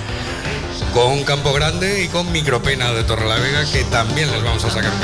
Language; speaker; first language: Spanish; native; Spanish